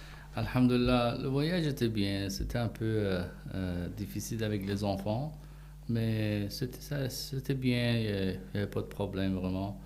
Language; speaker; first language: French; non-native, fluent; Persian